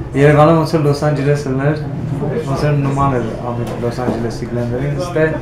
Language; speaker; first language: Armenian; early bilingual, heritage; Armenian